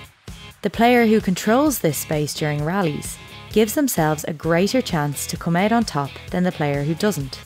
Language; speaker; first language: English; native; English